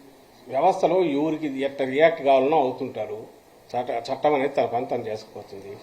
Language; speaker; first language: Telugu; native; Telugu